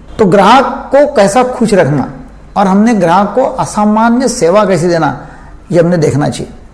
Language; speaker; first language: Hindi; non-native, local second language; Marathi